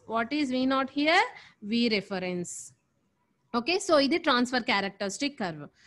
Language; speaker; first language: English; non-native, local second language; Telugu